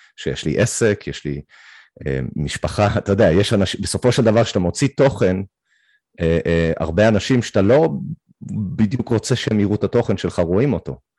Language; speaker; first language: Hebrew; native; Hebrew